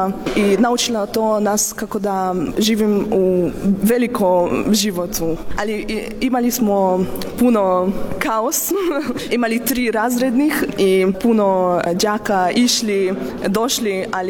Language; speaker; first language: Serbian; non-native, learner; Hungarian